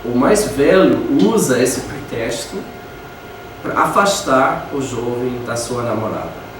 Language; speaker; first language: Portuguese; non-native, fluent; English